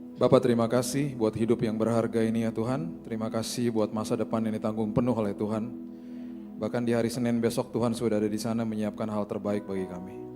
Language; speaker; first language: Indonesian; native; Indonesian